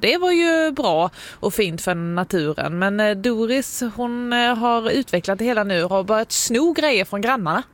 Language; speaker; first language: Swedish; native; Swedish